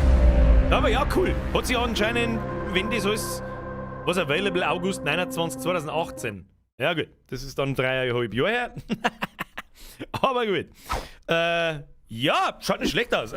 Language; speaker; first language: German; native; German